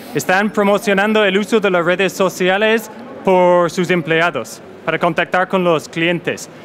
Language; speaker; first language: Spanish; non-native, fluent; English